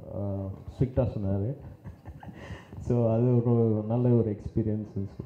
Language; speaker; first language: Tamil; native; Tamil